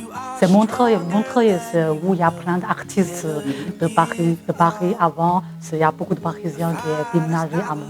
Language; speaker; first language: French; non-native, fluent; Chinese